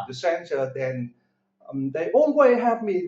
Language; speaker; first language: English; non-native, learner; Vietnamese